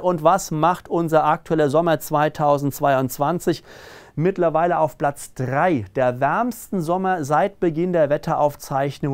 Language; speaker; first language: German; native; German